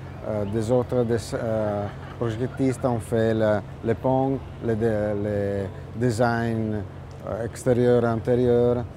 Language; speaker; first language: French; non-native, learner; Italian